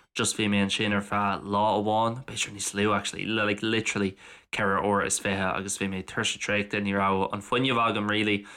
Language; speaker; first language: Irish; non-native, local second language; English